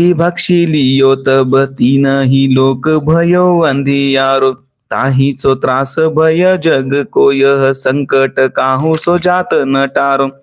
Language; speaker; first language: Hindi; non-native, local second language; Marathi